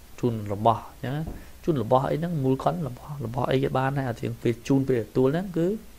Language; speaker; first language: Korean; non-native, fluent; Khmer